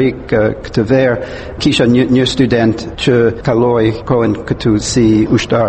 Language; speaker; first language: Albanian; non-native, fluent; English